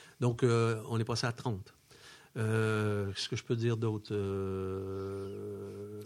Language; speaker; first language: French; native; French